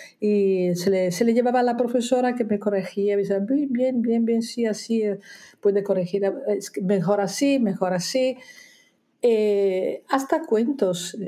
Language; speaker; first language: Spanish; non-native, fluent; Italian